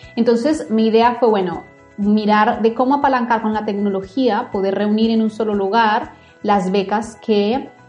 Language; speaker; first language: Spanish; native; Spanish